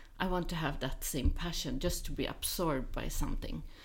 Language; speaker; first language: English; non-native, fluent; Swedish